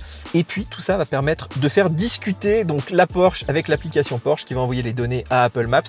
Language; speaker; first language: French; native; French